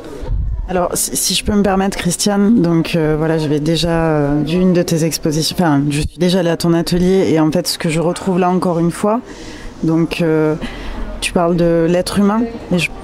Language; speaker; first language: French; native; French